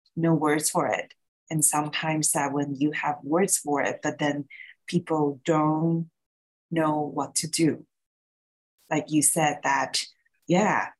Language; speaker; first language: English; early bilingual, other home language; Thai